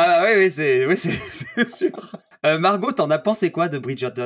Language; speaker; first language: French; native; French